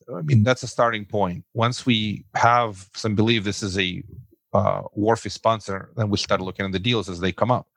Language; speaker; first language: English; non-native, fluent; Russian